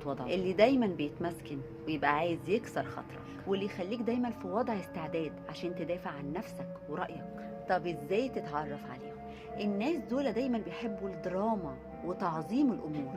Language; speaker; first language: Arabic; native; Arabic